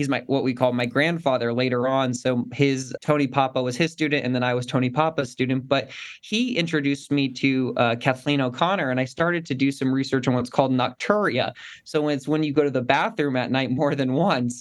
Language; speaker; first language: English; native; English